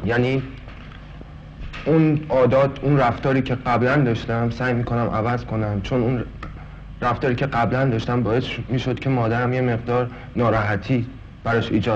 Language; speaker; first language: Persian; non-native, fluent; Polish